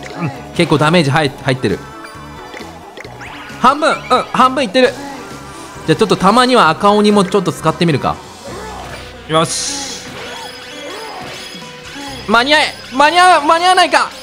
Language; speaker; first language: Japanese; native; Japanese